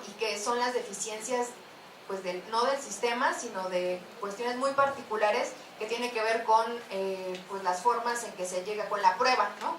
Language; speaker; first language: Spanish; native; Spanish